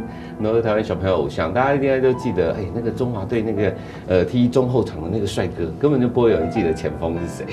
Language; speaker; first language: Chinese; native; Chinese